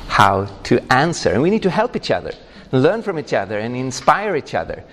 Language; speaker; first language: English; non-native, fluent; Swedish